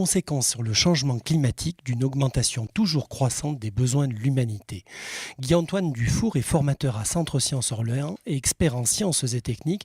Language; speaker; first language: French; native; French